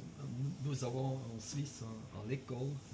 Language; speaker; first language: French; non-native, learner; German